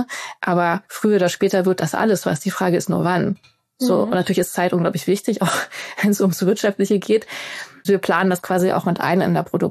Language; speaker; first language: German; native; German